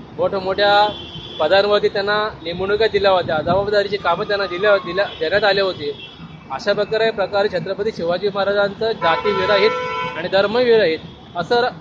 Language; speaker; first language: Marathi; native; Marathi